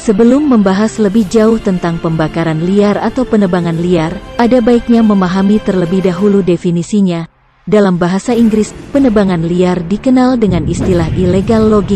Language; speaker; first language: Indonesian; native; Indonesian